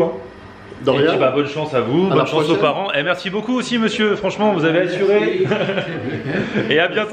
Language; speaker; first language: French; native; French